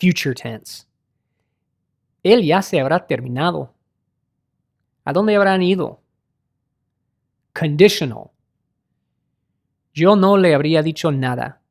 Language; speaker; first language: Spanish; non-native, learner; English